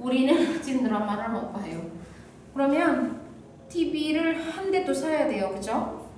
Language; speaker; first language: Korean; non-native, fluent; Indonesian